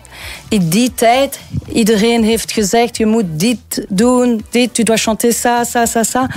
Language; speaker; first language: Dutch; non-native, local second language; French